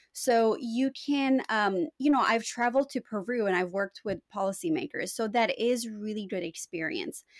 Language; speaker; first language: English; non-native, fluent; Romanian